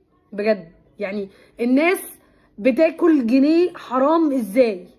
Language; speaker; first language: Arabic; native; Arabic